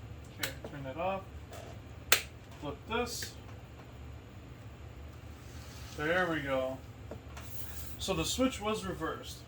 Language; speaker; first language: English; native; English